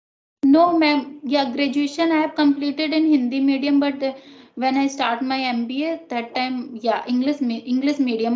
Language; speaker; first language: English; non-native, learner; Hindi